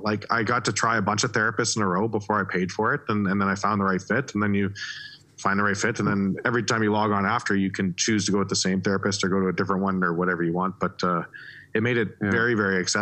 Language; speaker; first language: English; native; English